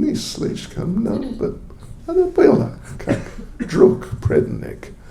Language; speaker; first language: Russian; non-native, learner; English